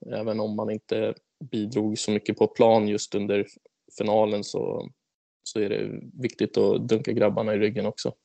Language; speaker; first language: Swedish; native; Swedish